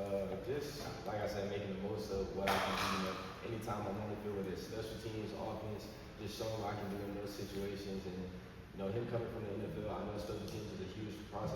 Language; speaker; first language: English; native; English